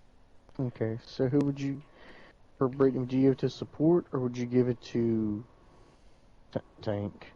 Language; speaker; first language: English; native; English